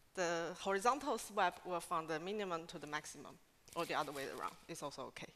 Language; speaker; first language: English; non-native, fluent; Chinese